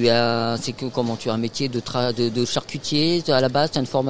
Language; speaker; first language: French; native; French